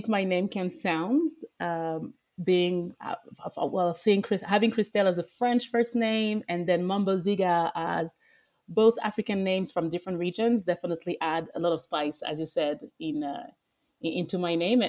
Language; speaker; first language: English; non-native, fluent; French